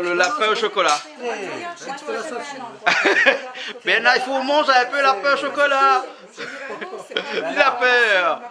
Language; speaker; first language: French; native; French